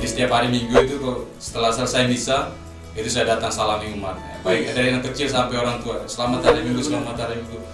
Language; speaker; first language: Indonesian; native; Indonesian